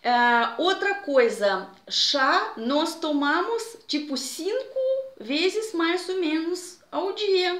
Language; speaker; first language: Portuguese; non-native, fluent; Russian